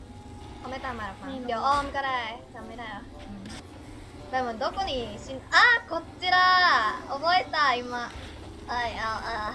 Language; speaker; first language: Japanese; non-native, learner; Thai